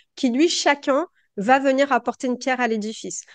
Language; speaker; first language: French; native; French